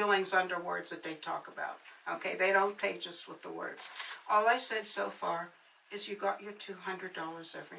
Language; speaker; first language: English; native; English